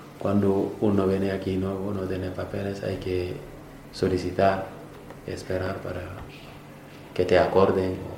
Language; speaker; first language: Spanish; non-native, learner; Wolof